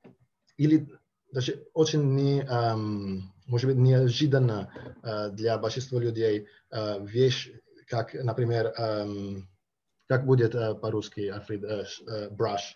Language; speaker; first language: Russian; non-native, fluent; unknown